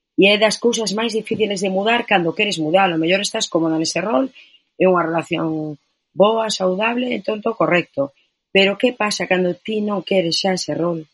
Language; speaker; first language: Galician; non-native, local second language; Spanish